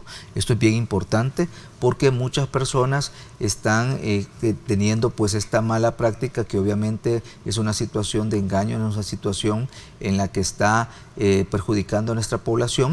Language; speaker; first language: Spanish; native; Spanish